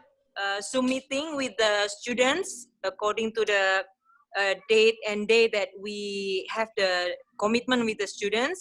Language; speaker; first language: English; non-native, learner; Indonesian